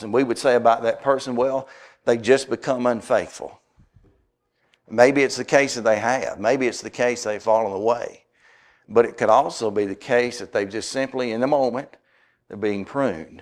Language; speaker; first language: English; native; English